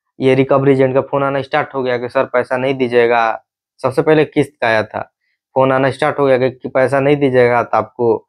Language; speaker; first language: Hindi; native; Hindi